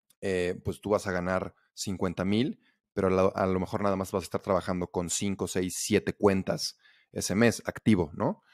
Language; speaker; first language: Spanish; native; Spanish